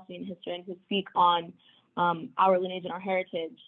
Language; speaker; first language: English; native; English